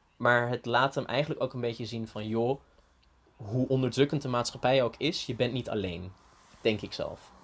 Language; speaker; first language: Dutch; early bilingual, heritage; Dutch